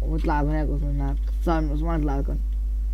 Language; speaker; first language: Arabic; native; Arabic